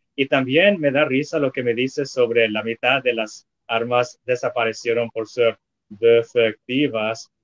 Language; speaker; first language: Spanish; non-native, fluent; English